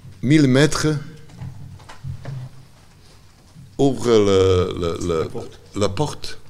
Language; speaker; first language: French; non-native, learner; Serbian